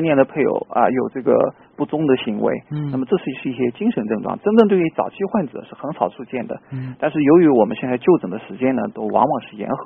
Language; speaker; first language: Chinese; native; Chinese